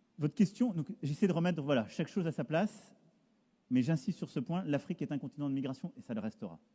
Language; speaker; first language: French; native; French